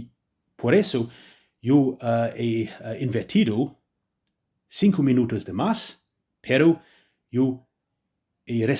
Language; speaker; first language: Spanish; non-native, fluent; English